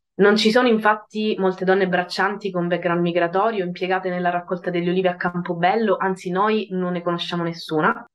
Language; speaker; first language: Italian; native; Italian